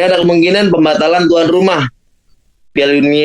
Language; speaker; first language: Indonesian; native; Indonesian